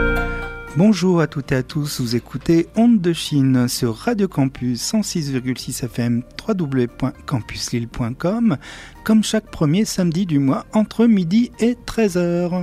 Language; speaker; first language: French; native; French